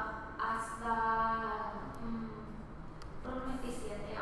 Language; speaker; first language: Spanish; early bilingual, heritage; Spanish